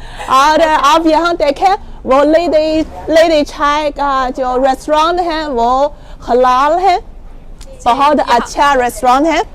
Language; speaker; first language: Hindi; non-native, learner; Chinese